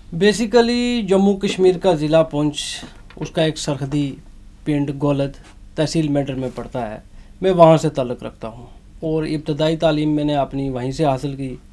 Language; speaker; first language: Urdu; non-native, local second language; Punjabi